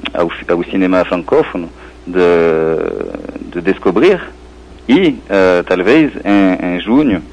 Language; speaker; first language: Portuguese; non-native, fluent; French